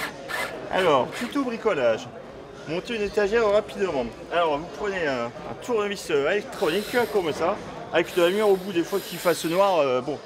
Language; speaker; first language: French; native; French